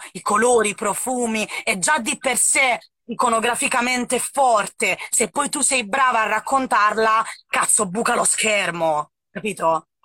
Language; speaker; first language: Italian; native; Italian